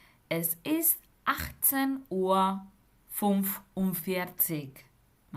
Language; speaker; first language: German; non-native, fluent; Spanish